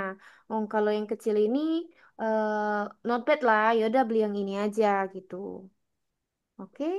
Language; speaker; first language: Indonesian; native; Indonesian